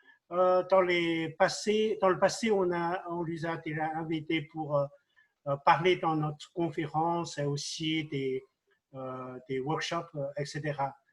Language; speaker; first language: French; non-native, fluent; Chinese